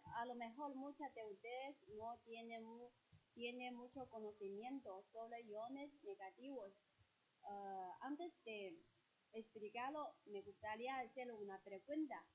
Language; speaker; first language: Spanish; non-native, fluent; Chinese